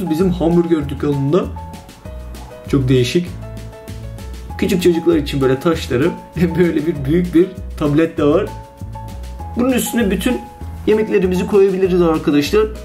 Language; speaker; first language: Turkish; non-native, fluent; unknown